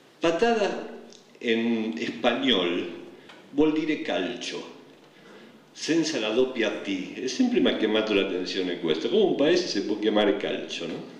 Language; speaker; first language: Italian; non-native, fluent; Spanish